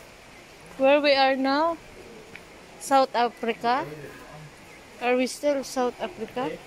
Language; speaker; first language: English; non-native, learner; Filipino